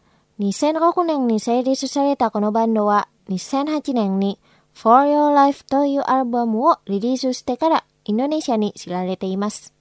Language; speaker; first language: Japanese; non-native, fluent; Indonesian